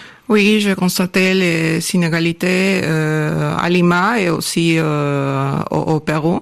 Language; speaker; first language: French; non-native, learner; Spanish